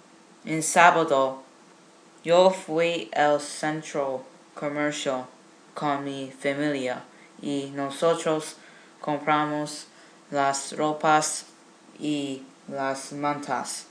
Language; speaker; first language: Spanish; non-native, learner; English